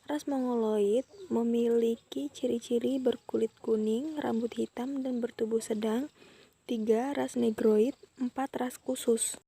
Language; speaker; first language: Indonesian; native; Indonesian